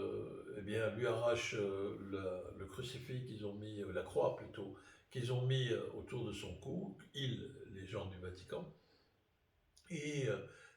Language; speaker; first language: French; native; French